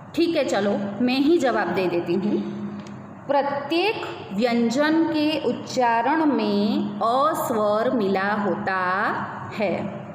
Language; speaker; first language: Hindi; non-native, local second language; Gujarati